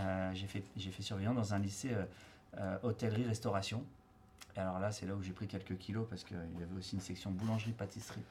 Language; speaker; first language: French; native; French